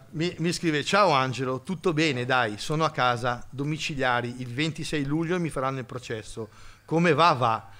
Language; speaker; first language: Italian; native; Italian